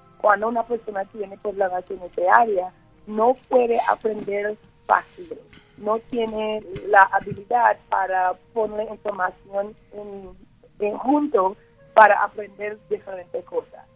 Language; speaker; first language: Spanish; non-native, learner; English